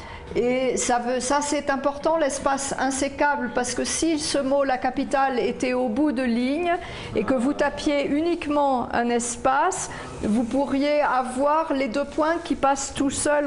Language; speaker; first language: French; native; French